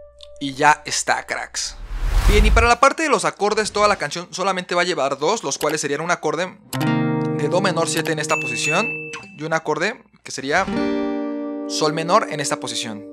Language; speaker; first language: Spanish; native; Spanish